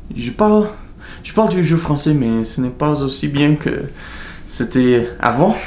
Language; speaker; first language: French; non-native, learner; English